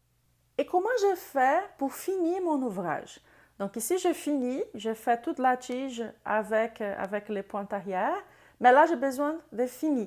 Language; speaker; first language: French; non-native, fluent; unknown